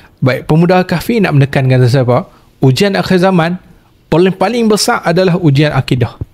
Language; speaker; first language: Malay; native; Malay